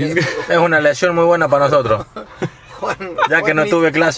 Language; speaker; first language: Spanish; native; Spanish